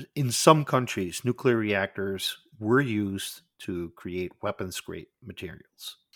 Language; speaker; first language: English; non-native, fluent; Dutch